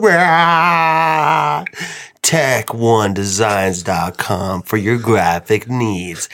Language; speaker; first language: English; native; English